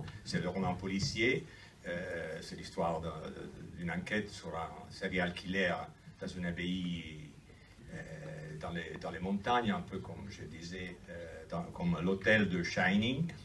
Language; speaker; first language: French; non-native, fluent; Italian